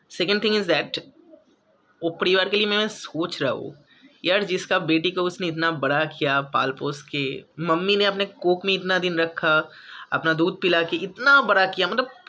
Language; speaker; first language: Hindi; non-native, local second language; Bangla